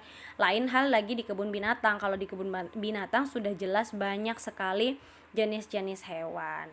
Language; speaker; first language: Indonesian; native; Indonesian